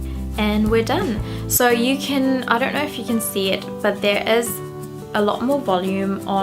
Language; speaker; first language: English; non-native, local second language; Sinhala